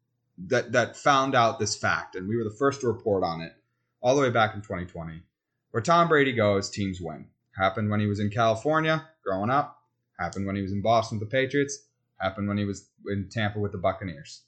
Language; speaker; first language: English; native; English